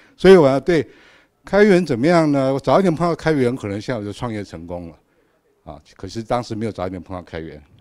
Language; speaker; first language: Chinese; native; Chinese